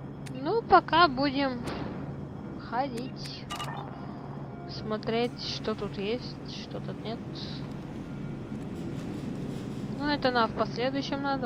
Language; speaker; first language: Russian; native; Russian